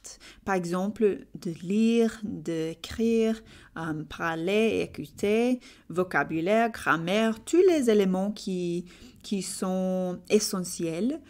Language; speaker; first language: French; non-native, learner; English